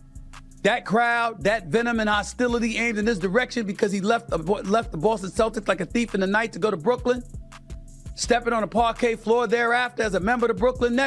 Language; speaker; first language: English; native; English